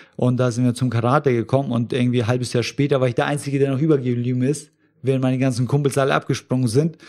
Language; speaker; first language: German; early bilingual, other home language; Russian